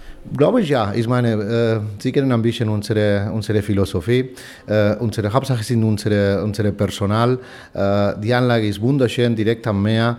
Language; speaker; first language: German; non-native, fluent; Spanish